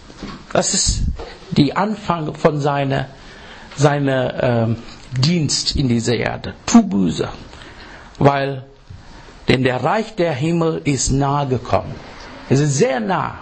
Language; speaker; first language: German; non-native, learner; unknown